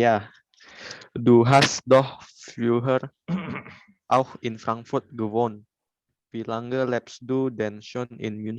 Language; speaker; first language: German; non-native, learner; Indonesian